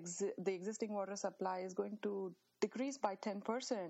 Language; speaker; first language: English; non-native, local second language; Marathi